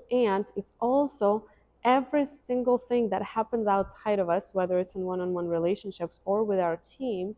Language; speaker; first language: English; non-native, fluent; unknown